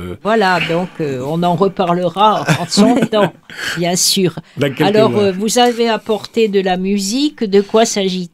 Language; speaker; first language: French; native; French